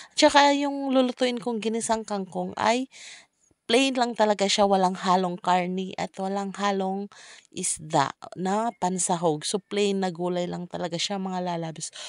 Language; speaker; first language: Filipino; non-native, local second language; Cebuano